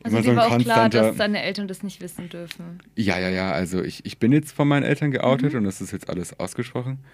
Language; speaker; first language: German; early bilingual, other home language; Persian